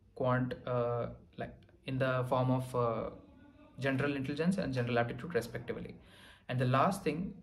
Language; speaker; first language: English; non-native, local second language; Telugu